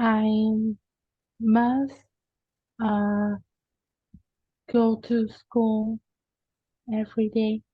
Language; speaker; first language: English; non-native, learner; Vietnamese